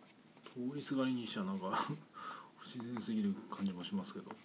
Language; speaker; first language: Japanese; native; Japanese